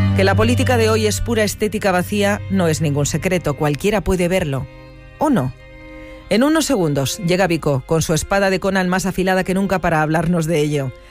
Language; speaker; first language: Spanish; native; Spanish